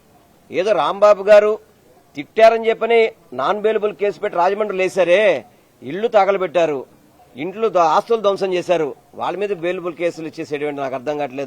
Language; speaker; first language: Telugu; native; Telugu